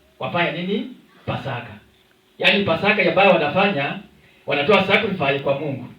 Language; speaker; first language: Swahili; non-native, local second language; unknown